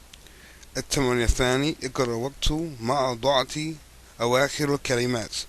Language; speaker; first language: Arabic; non-native, fluent; English